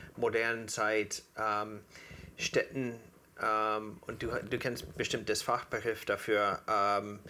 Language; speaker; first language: German; non-native, fluent; English